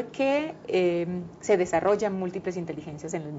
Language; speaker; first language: Spanish; native; Spanish